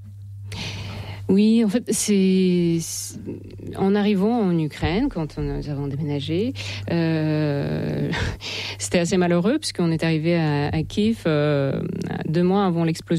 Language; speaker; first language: French; non-native, fluent; Russian